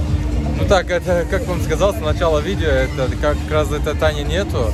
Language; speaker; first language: Russian; non-native, learner; Turkish